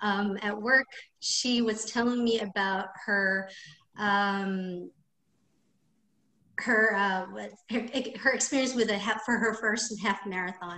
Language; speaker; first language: English; non-native, local second language; Filipino